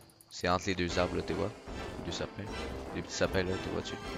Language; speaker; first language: French; native; French